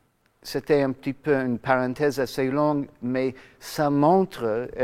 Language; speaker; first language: French; non-native, fluent; English